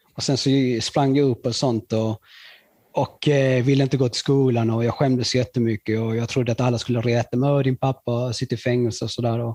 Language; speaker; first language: Swedish; early bilingual, other home language; Spanish